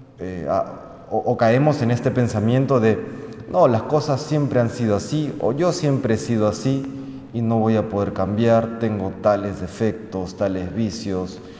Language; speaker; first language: Spanish; native; Spanish